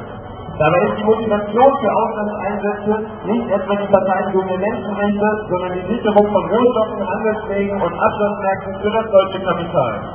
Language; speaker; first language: German; native; German